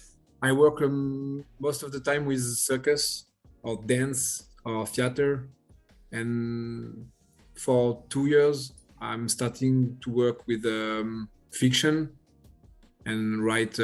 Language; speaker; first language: English; non-native, learner; French